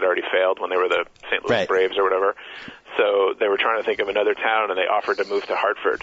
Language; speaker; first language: English; native; English